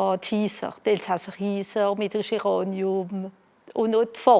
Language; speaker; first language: German; non-native, local second language; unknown